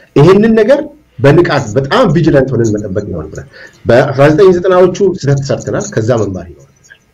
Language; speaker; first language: Amharic; non-native, local second language; Oromo